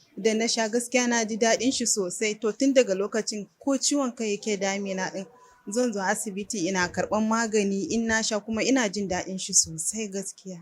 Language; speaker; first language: Hausa; native; Hausa